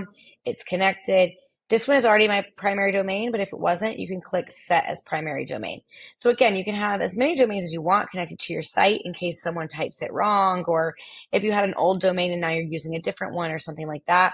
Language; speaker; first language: English; native; English